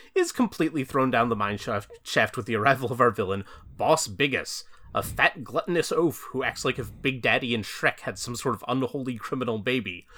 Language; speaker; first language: English; native; English